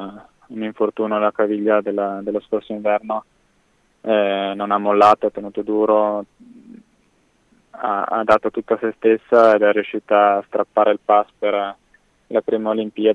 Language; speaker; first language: Italian; native; Italian